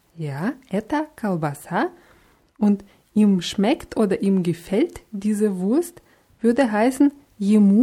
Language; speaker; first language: German; non-native, fluent; Russian